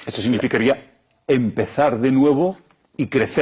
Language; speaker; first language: Spanish; native; Spanish